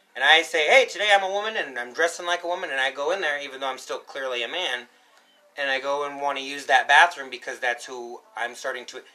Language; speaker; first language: English; early bilingual, other home language; Spanish